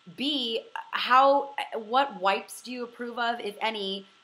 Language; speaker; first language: English; native; English